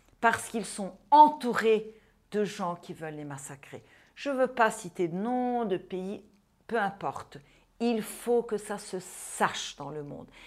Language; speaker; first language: French; non-native, fluent; Portuguese